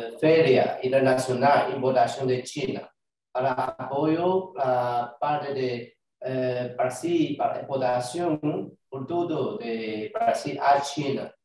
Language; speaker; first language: Spanish; non-native, learner; Chinese